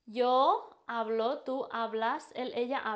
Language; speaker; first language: Spanish; non-native, fluent; Indonesian